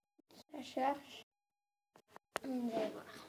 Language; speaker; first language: French; native; French